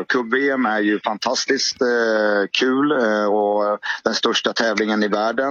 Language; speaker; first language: Swedish; native; Swedish